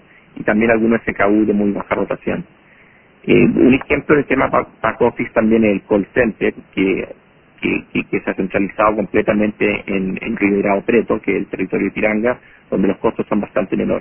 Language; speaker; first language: Spanish; native; Spanish